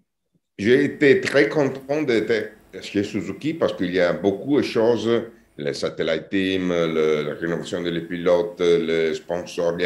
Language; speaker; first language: French; non-native, learner; Italian